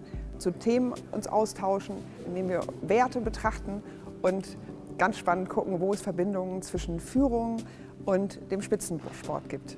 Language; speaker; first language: German; native; German